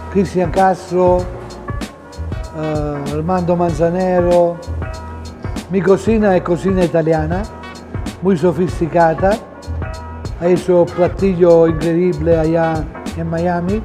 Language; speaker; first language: Spanish; non-native, fluent; Italian